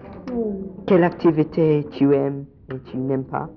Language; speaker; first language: French; non-native, learner; English